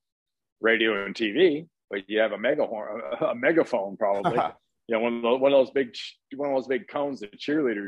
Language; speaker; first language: English; native; English